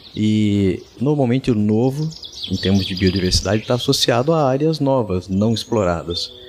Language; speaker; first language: Portuguese; native; Portuguese